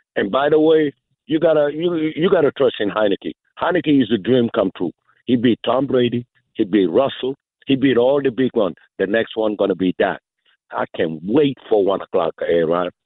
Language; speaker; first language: English; non-native, fluent; Wolof